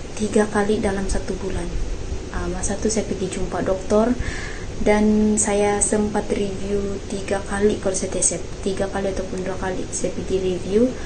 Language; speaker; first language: Malay; native; Malay